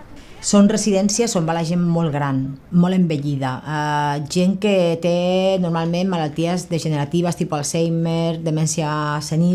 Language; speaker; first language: Catalan; native; Catalan